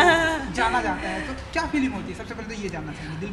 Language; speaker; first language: Hindi; native; Hindi